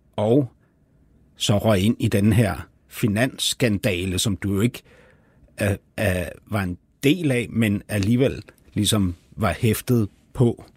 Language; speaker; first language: Danish; native; Danish